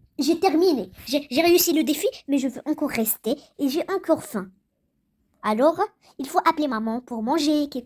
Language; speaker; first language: French; non-native, local second language; Arabic